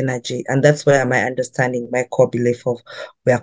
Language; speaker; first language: English; non-native, local second language; Ganda